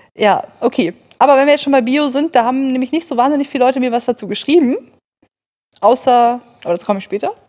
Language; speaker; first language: German; native; German